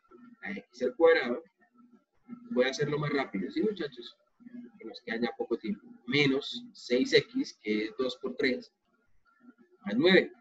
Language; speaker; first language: Spanish; native; Spanish